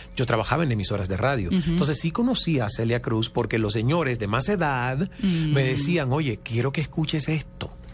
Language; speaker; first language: Spanish; native; Spanish